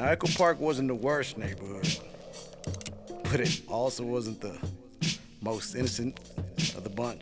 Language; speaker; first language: English; native; English